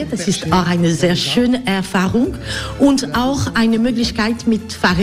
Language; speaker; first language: German; non-native, learner; French